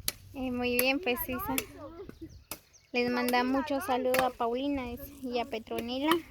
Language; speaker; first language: Spanish; native; Spanish